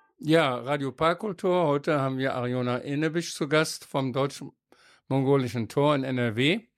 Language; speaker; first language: German; native; German